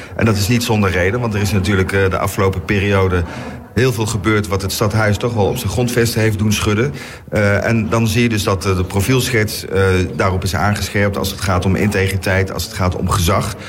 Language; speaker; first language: Dutch; native; Dutch